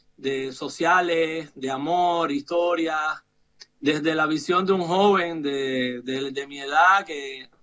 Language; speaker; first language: Spanish; native; Spanish